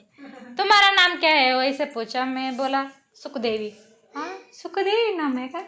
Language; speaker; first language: Hindi; non-native, local second language; Kannada